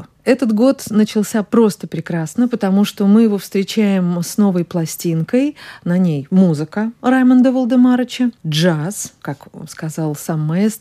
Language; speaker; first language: Russian; native; Russian